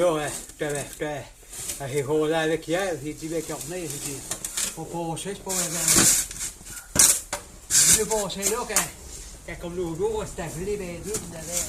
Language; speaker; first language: French; native; French